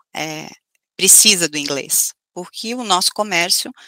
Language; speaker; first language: Portuguese; native; Portuguese